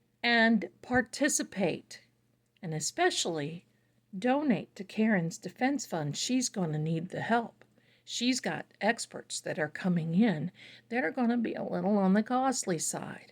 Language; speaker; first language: English; native; English